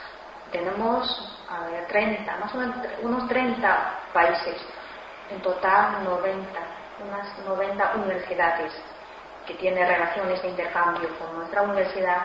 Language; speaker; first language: Spanish; non-native, fluent; Chinese